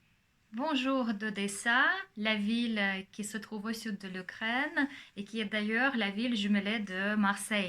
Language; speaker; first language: French; non-native, fluent; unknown